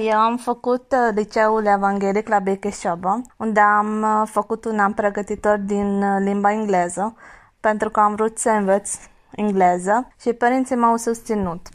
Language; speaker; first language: Romanian; non-native, fluent; Hungarian